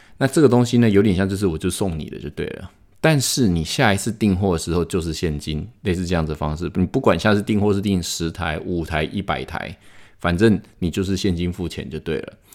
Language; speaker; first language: Chinese; native; Chinese